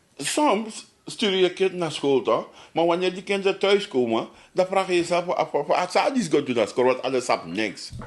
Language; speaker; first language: Dutch; native; Dutch